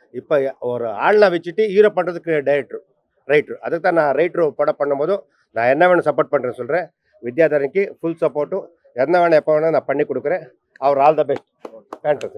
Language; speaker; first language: Tamil; non-native, learner; Kannada